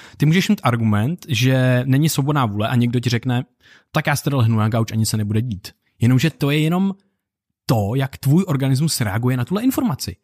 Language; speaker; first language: Czech; native; Czech